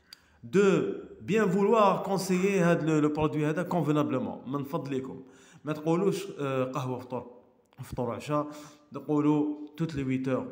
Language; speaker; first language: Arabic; native; Arabic